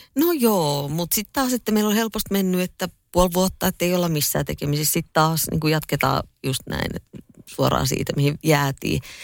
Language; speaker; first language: Finnish; native; Finnish